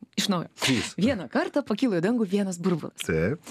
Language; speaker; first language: Lithuanian; native; Lithuanian